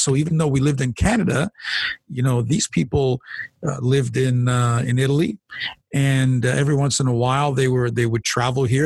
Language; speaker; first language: English; native; English